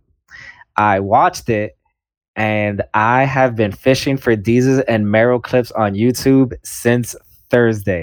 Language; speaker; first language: English; native; English